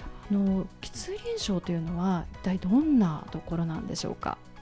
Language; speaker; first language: Japanese; native; Japanese